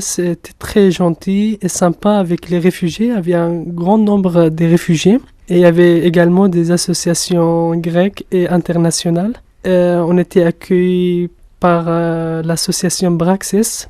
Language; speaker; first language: French; non-native, fluent; Kurdish